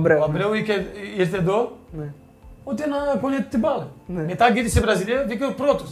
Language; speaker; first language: Greek; non-native, fluent; Portuguese